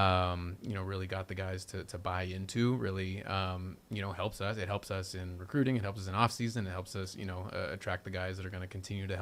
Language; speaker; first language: English; native; English